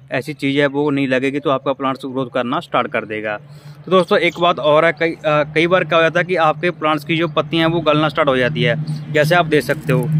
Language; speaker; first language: Hindi; non-native, local second language; Punjabi